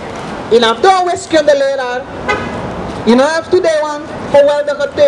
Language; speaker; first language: Dutch; non-native, local second language; Sranan Tongo